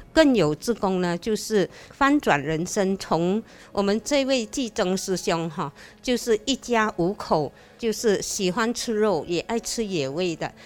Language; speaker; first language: Chinese; native; Chinese